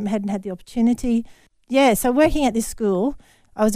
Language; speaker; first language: English; native; English